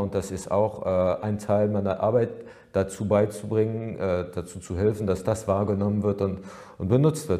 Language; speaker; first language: German; non-native, fluent; French